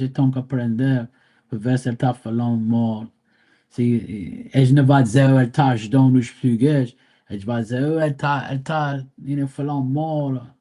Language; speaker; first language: Portuguese; early bilingual, heritage; Portuguese